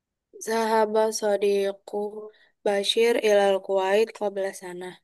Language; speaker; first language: Arabic; non-native, learner; Indonesian